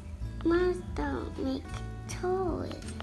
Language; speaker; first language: English; non-native, learner; Vietnamese